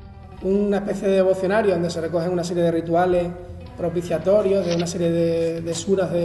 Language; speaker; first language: Spanish; native; Spanish